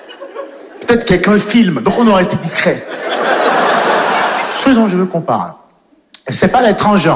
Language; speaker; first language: French; native; French